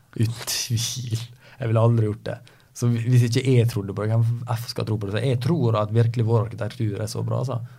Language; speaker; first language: Norwegian; native; Norwegian